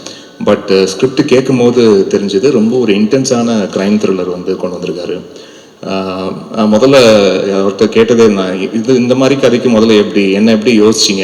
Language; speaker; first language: Tamil; native; Tamil